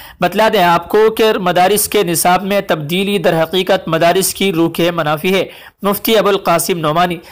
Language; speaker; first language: Urdu; native; Urdu